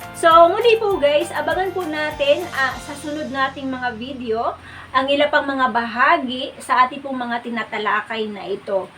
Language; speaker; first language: Filipino; non-native, local second language; Cebuano